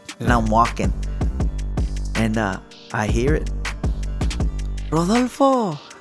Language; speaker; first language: English; early bilingual, other home language; Spanish